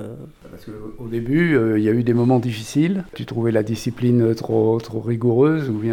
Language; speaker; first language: French; native; French